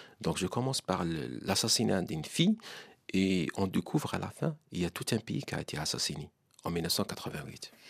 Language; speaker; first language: French; non-native, local second language; Arabic